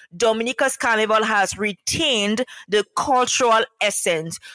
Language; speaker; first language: English; non-native, local second language; French